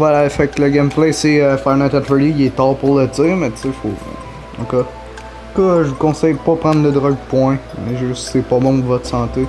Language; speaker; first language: French; native; French